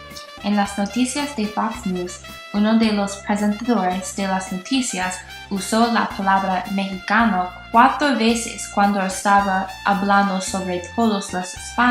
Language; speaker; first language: Spanish; non-native, learner; English